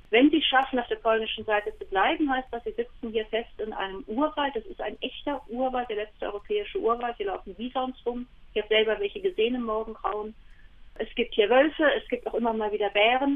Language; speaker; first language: German; native; German